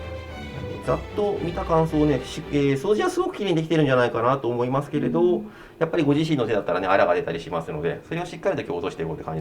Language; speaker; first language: Japanese; native; Japanese